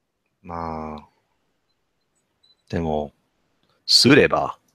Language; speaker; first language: Japanese; non-native, learner; English